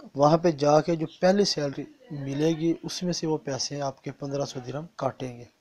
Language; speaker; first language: Urdu; non-native, local second language; Punjabi